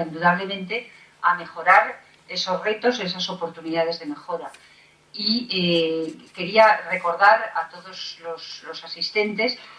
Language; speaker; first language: Spanish; native; Spanish